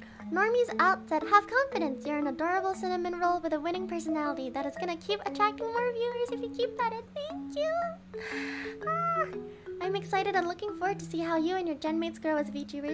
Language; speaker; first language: English; native; English